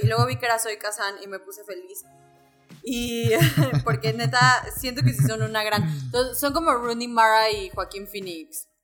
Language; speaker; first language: Spanish; native; Spanish